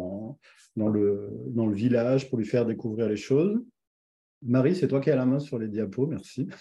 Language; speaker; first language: French; native; French